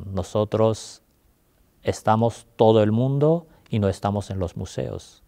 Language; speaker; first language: Spanish; non-native, fluent; Armenian